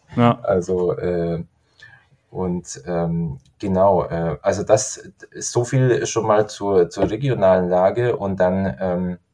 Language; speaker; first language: German; native; German